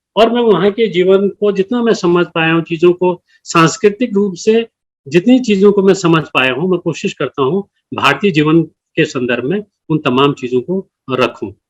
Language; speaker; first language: Hindi; non-native, local second language; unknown